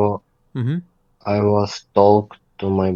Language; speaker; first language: English; non-native, learner; Russian